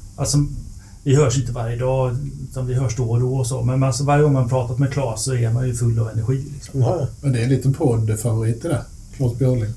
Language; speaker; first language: Swedish; native; Swedish